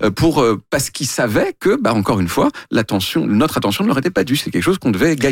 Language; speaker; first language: French; native; French